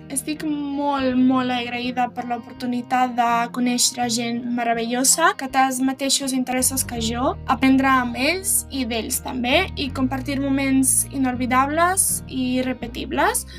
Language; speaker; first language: Catalan; non-native, fluent; Serbian